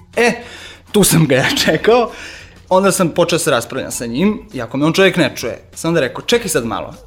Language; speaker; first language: Serbian; native; Serbian